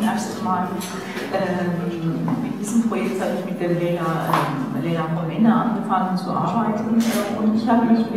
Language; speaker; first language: German; non-native, fluent; Turkish